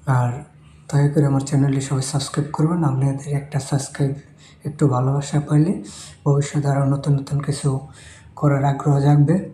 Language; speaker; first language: Bangla; native; Bangla